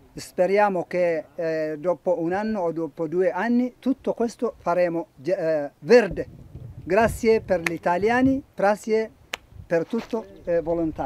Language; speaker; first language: Italian; non-native, learner; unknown